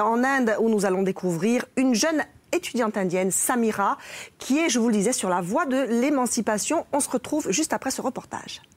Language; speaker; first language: French; native; French